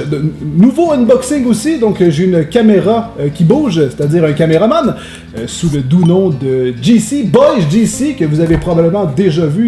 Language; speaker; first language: French; native; French